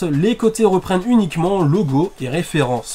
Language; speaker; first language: French; native; French